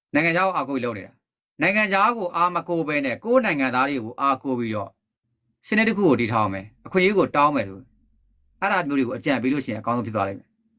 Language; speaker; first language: Burmese; native; Burmese